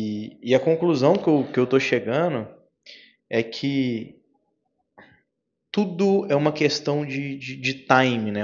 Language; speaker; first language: Portuguese; native; Portuguese